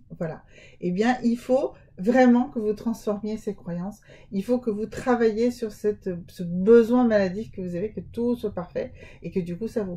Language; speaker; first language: French; native; French